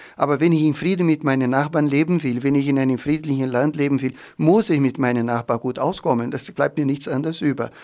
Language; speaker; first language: German; non-native, fluent; Portuguese